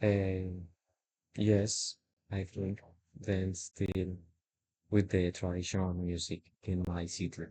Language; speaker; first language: English; non-native, learner; Spanish